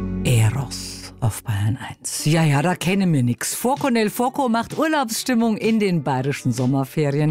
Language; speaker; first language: German; native; German